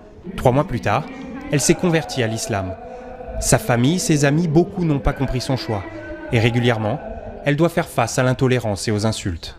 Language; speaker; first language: French; native; French